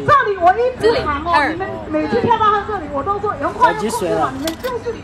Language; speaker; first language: Chinese; native; Chinese